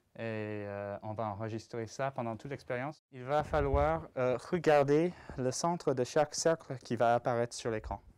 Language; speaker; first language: French; non-native, fluent; English